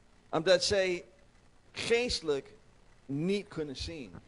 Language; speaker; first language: Dutch; non-native, learner; English